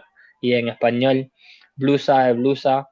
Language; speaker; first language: Spanish; early bilingual, heritage; Spanish